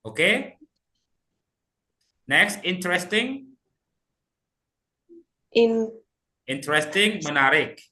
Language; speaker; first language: English; non-native, fluent; Indonesian